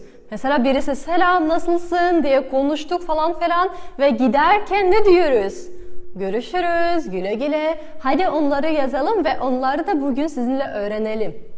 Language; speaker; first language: Turkish; non-native, fluent; Kazakh